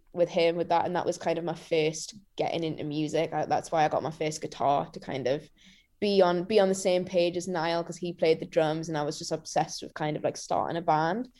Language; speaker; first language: English; native; English